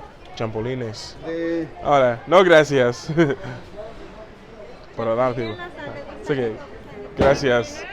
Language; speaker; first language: Spanish; non-native, learner; English